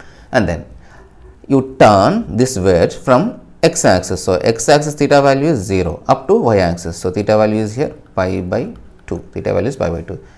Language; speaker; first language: English; non-native, local second language; Telugu